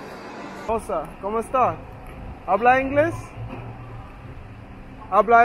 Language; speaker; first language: Spanish; non-native, learner; English